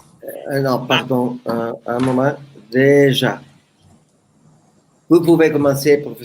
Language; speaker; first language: French; non-native, learner; Spanish